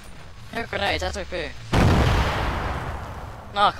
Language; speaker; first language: English; native; English